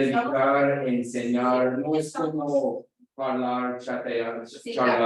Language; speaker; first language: Spanish; non-native, fluent; English